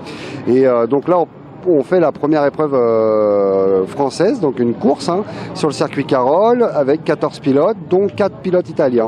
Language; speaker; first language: French; native; French